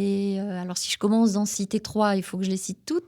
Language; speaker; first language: French; native; French